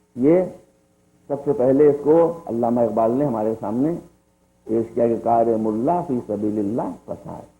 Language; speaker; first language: Urdu; native; Urdu